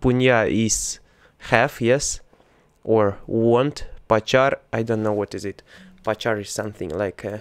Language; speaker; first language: English; non-native, learner; Russian